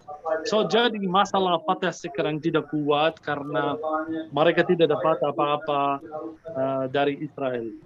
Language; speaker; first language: Indonesian; non-native, fluent; Arabic